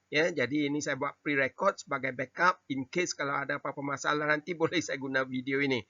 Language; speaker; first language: Malay; non-native, local second language; Chinese